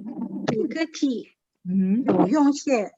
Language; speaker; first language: Chinese; non-native, learner; Indonesian